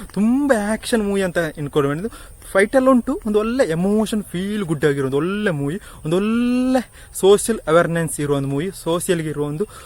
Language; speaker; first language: Kannada; native; Kannada